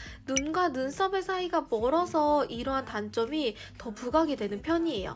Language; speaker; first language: Korean; native; Korean